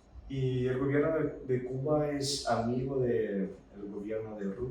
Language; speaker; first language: Spanish; non-native, fluent; Portuguese